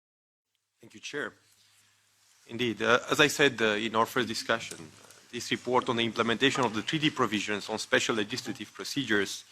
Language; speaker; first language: English; non-native, fluent; Romanian